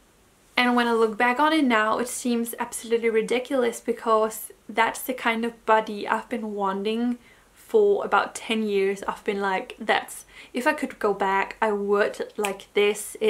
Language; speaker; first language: English; non-native, fluent; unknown